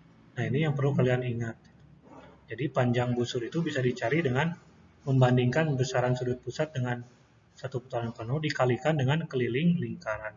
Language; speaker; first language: Indonesian; native; Indonesian